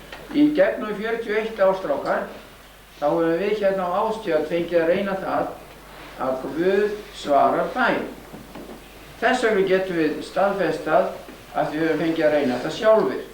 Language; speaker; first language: Icelandic; native; Icelandic